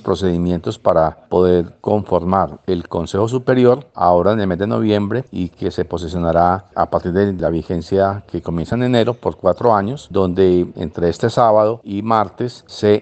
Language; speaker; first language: Spanish; native; Spanish